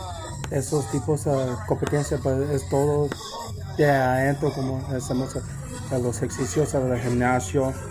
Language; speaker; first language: Spanish; early bilingual, heritage; English